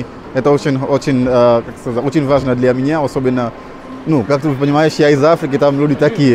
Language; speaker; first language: Russian; non-native, fluent; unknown